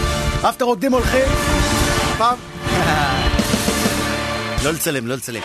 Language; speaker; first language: Hebrew; native; Hebrew